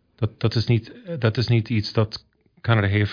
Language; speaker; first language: Dutch; early bilingual, heritage; Dutch